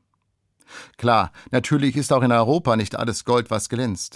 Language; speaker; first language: German; native; German